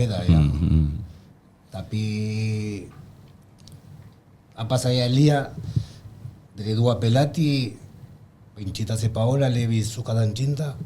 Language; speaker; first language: Indonesian; non-native, learner; Spanish